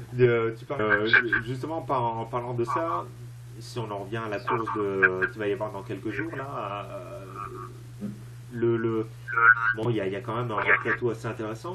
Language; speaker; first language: French; native; French